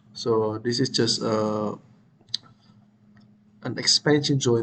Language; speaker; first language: English; non-native, fluent; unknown